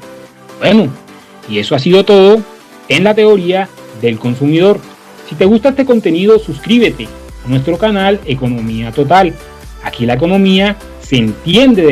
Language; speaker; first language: Spanish; native; Spanish